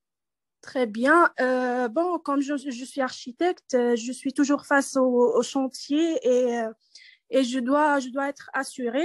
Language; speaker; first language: French; non-native, learner; Arabic